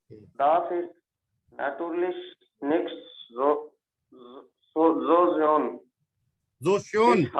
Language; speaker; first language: German; non-native, learner; Hindi